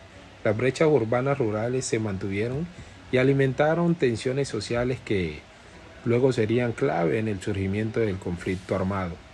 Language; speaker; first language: Spanish; native; Spanish